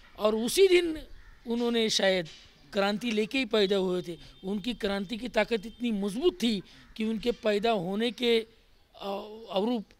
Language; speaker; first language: Hindi; non-native, local second language; Marathi